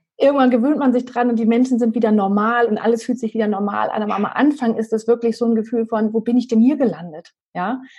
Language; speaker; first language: German; native; German